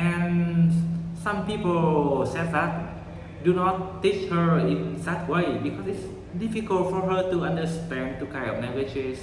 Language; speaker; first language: English; non-native, learner; Vietnamese